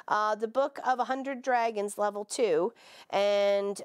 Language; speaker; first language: English; native; English